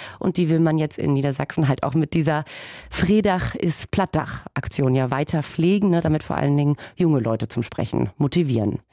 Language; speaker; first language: German; native; German